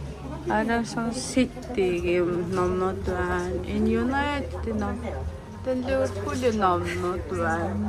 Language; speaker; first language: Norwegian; non-native, learner; Mongolian